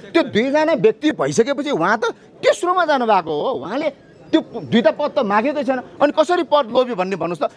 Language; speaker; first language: Nepali; non-native, local second language; Newari